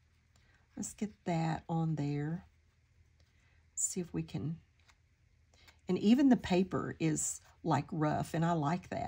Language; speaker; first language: English; native; English